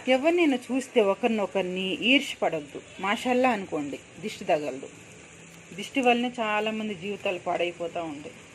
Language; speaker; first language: Telugu; non-native, local second language; Urdu